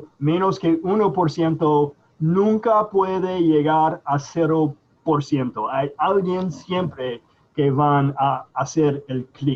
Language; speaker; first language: Spanish; non-native, fluent; English